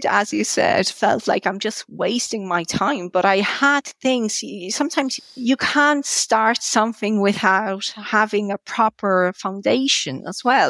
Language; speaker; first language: English; non-native, fluent; Polish